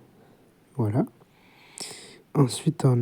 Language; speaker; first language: French; native; French